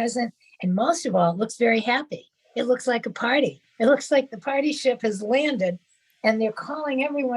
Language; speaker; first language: English; native; English